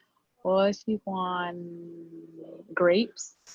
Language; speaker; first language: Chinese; non-native, learner; English